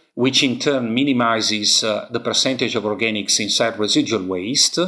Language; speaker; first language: English; non-native, fluent; Italian